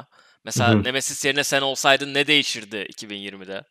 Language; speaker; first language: Turkish; native; Turkish